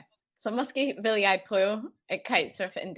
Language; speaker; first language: Danish; non-native, learner; English